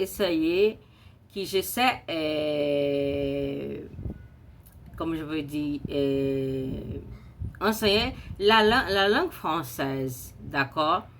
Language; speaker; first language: French; non-native, learner; Portuguese